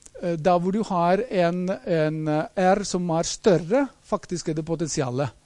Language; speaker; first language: Norwegian; non-native, fluent; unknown